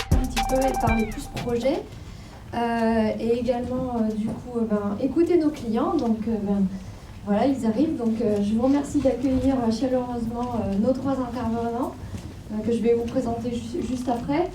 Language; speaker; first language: French; native; French